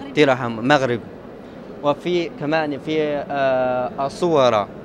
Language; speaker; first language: Arabic; non-native, learner; Chinese